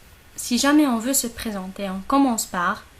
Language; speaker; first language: French; non-native, local second language; Arabic